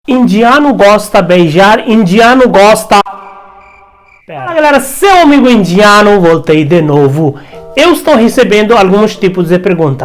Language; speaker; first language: Portuguese; non-native, learner; Hindi